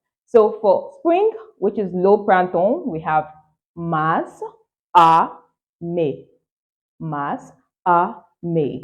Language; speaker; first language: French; non-native, fluent; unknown